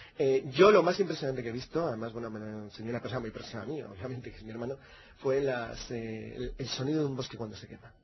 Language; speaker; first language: Spanish; native; Spanish